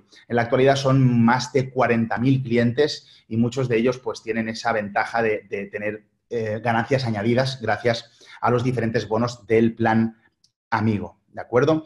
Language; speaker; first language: Spanish; native; Spanish